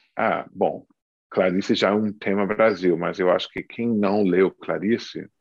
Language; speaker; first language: Portuguese; non-native, fluent; English